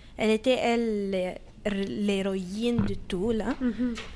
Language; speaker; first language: French; non-native, fluent; Arabic